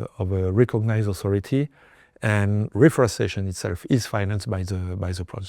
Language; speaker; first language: English; non-native, fluent; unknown